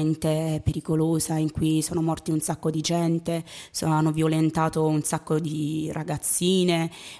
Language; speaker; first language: Italian; early bilingual, other home language; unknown